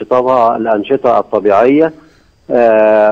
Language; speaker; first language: Arabic; native; Arabic